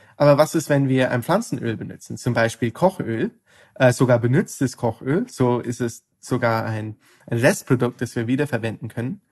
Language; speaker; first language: German; non-native, fluent; English